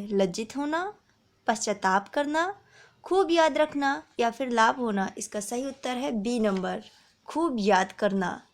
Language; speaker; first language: Hindi; native; Hindi